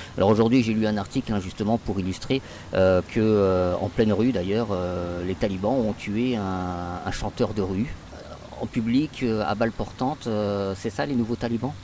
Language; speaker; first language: French; native; French